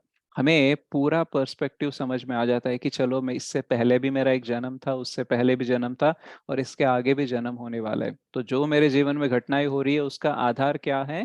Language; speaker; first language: Hindi; native; Hindi